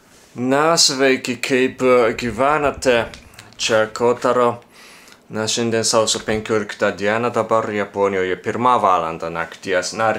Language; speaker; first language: Lithuanian; non-native, fluent; Japanese